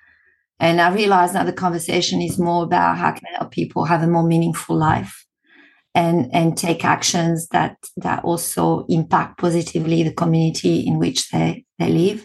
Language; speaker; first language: English; non-native, fluent; French